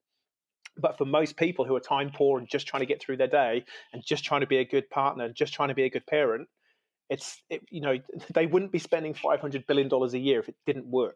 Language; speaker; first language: English; native; English